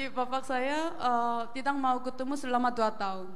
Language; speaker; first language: Indonesian; non-native, learner; Korean